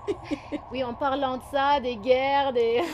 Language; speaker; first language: French; non-native, fluent; Arabic